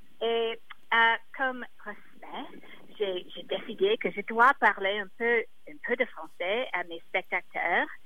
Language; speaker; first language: French; non-native, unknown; English